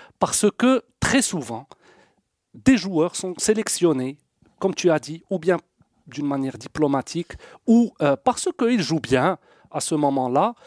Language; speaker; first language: French; non-native, local second language; Arabic